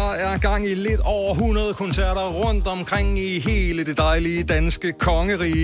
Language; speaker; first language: Danish; native; Danish